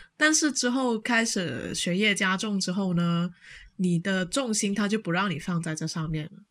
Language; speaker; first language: Chinese; non-native, local second language; Cantonese